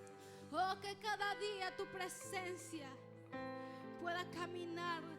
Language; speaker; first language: Spanish; native; Spanish